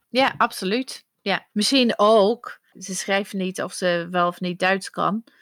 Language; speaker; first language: Dutch; non-native, fluent; English